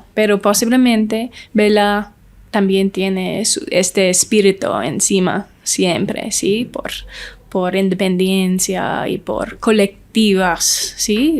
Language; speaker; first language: Spanish; non-native, learner; English